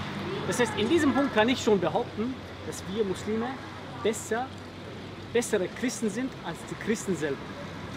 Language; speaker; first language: German; early bilingual, other home language; Bosnian